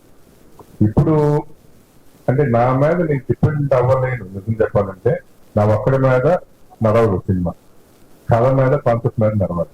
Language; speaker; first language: Telugu; native; Telugu